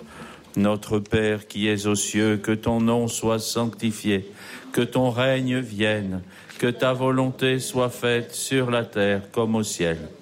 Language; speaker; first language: French; native; French